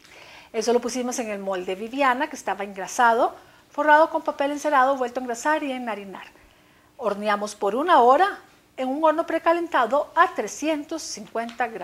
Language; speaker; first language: Spanish; native; Spanish